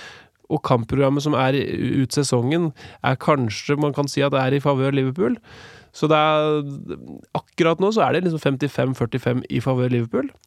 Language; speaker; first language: Norwegian; native; Norwegian